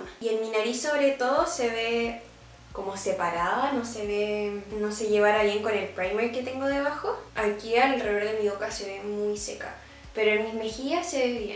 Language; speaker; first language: Spanish; native; Spanish